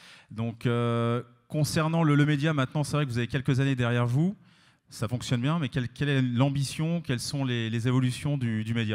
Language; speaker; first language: French; native; French